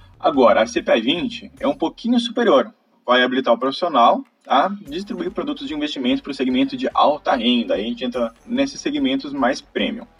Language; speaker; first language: Portuguese; native; Portuguese